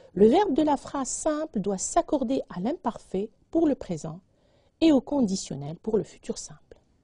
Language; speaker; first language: French; non-native, local second language; Arabic